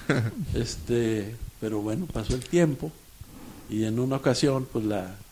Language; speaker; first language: Spanish; native; Spanish